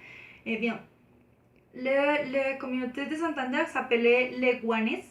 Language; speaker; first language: French; non-native, learner; Spanish